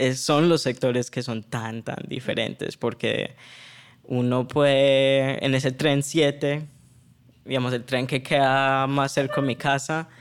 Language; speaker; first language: Spanish; early bilingual, heritage; Spanish